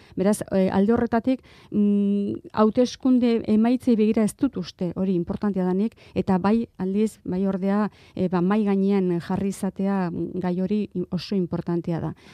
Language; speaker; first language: Basque; non-native, local second language; Spanish